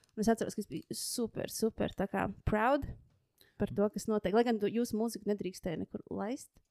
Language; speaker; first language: Latvian; native; Latvian